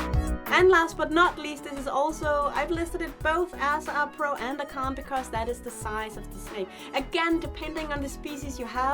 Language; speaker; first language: English; non-native, fluent; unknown